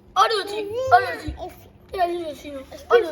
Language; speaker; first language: Danish; native; Danish